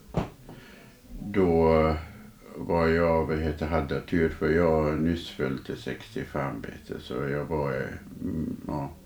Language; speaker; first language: Swedish; non-native, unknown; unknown